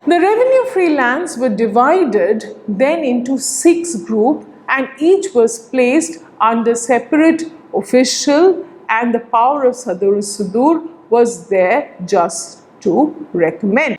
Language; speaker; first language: English; non-native, local second language; Bangla